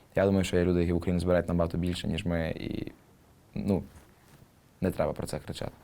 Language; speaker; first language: Ukrainian; native; Ukrainian